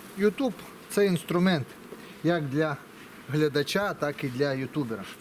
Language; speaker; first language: Ukrainian; non-native, local second language; Russian